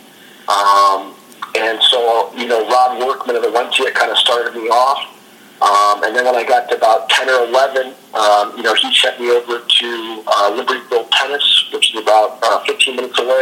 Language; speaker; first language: English; native; English